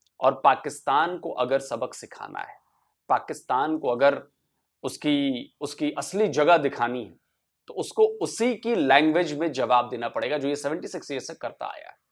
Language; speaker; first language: Hindi; native; Hindi